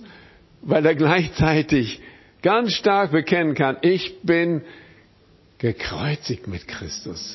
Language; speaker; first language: German; non-native, fluent; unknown